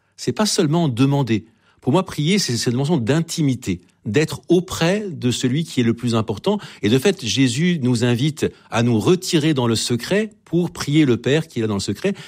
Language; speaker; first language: French; native; French